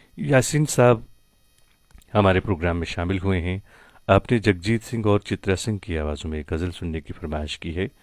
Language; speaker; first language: Hindi; non-native, local second language; Kashmiri